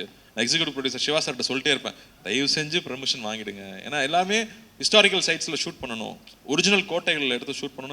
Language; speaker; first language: Tamil; native; Tamil